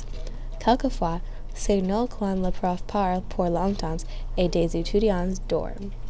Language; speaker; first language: French; non-native, learner; English